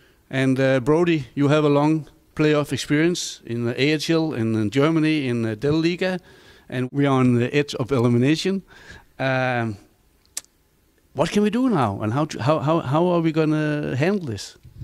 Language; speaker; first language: English; non-native, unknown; Danish